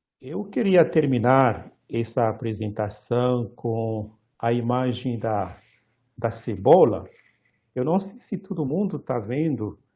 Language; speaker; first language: Portuguese; non-native, fluent; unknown